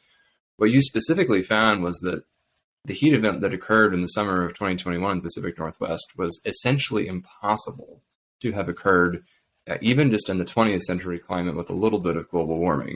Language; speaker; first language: English; native; English